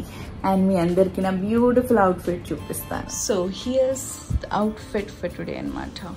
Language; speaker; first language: Telugu; non-native, local second language; Urdu